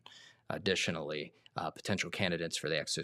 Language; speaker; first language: English; native; English